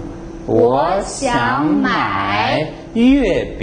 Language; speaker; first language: Chinese; non-native, fluent; English